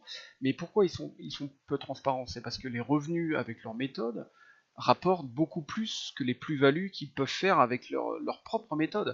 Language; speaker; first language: French; native; French